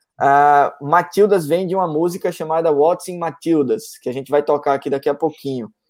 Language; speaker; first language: Portuguese; native; Portuguese